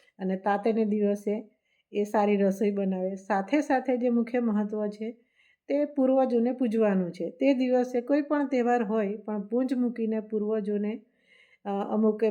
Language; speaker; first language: Gujarati; non-native, local second language; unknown